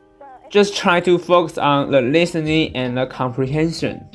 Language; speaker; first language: English; non-native, fluent; Chinese